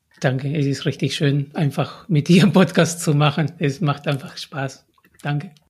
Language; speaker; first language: German; non-native, fluent; Spanish